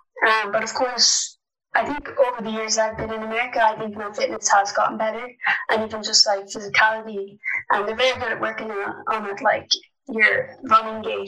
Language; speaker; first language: English; native; English